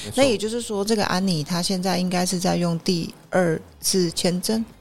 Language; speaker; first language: Chinese; native; Chinese